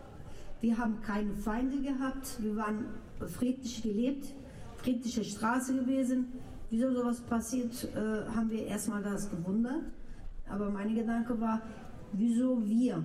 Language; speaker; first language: German; non-native, local second language; Turkish